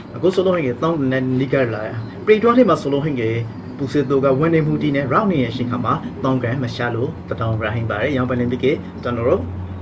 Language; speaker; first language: Burmese; native; Burmese